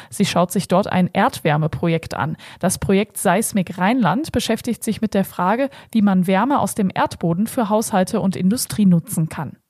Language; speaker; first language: German; native; German